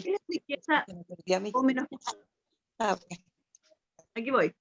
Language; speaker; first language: Spanish; native; Spanish